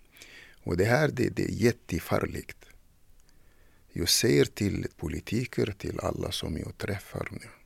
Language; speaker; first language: Swedish; non-native, fluent; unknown